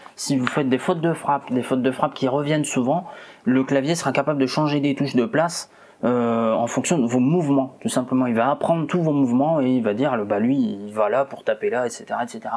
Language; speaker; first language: French; native; French